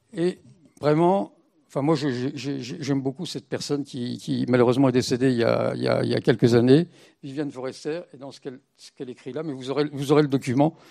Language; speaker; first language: French; native; French